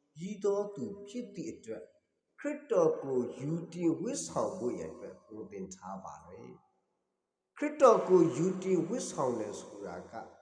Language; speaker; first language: Burmese; non-native, local second language; Karen languages